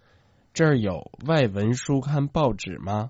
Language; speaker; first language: Chinese; non-native, fluent; Croatian